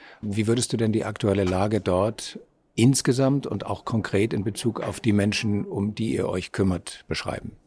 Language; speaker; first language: German; native; German